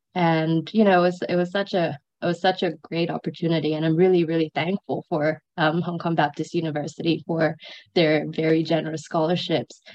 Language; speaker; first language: English; non-native, fluent; Sinhala